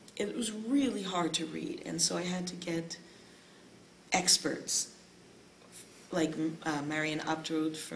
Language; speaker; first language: English; native; English